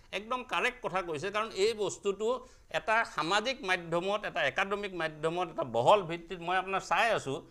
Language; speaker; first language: Assamese; native; Assamese